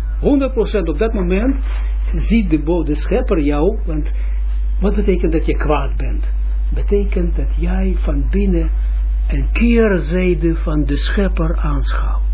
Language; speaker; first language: Dutch; non-native, fluent; Russian